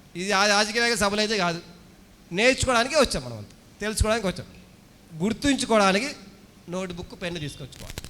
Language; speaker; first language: Telugu; native; Telugu